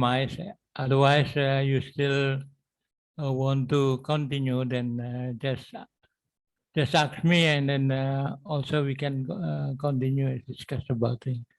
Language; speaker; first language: English; non-native, learner; Indonesian